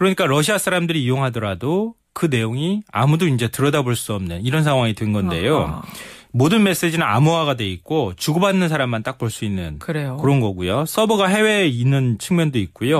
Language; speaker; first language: Korean; native; Korean